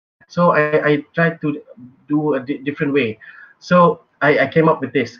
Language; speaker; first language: English; non-native, local second language; Malay